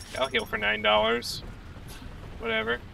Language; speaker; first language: English; native; English